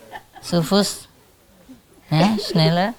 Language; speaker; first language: German; non-native, learner; Vietnamese